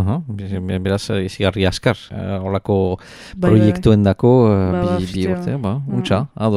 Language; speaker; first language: Basque; native; Basque